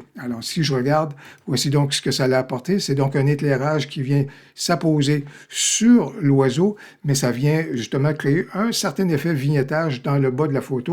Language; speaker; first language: French; native; French